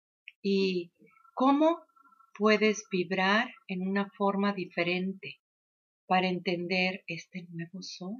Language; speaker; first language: Spanish; native; Spanish